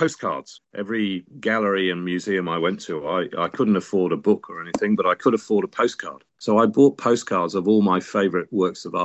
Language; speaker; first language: English; native; English